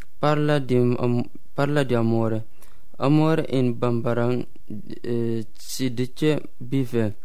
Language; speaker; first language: Italian; non-native, learner; Bambara